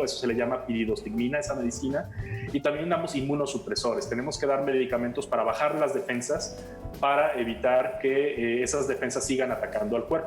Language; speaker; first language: Spanish; native; Spanish